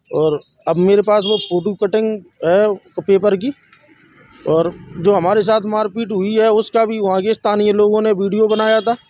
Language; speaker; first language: Hindi; native; Hindi